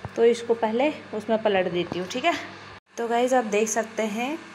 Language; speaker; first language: Hindi; native; Hindi